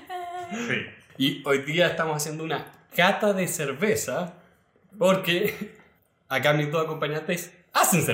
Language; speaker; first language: Spanish; native; Spanish